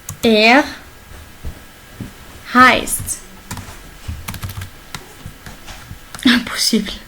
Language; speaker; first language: German; non-native, learner; Arabic